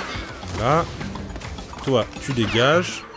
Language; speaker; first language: French; native; French